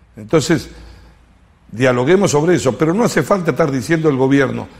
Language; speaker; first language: Spanish; native; Spanish